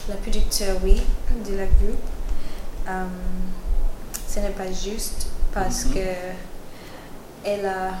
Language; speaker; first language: French; non-native, learner; English